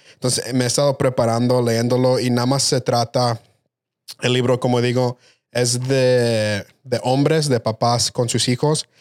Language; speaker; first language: Spanish; early bilingual, heritage; Spanish